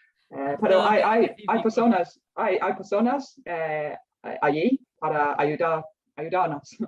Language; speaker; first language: Spanish; non-native, fluent; English